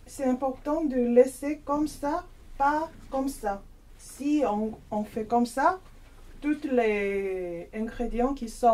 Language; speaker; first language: French; non-native, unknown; Korean